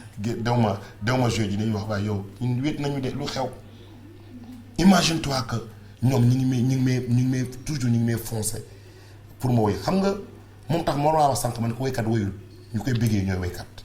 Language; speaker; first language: Wolof; non-native, local second language; Mandingo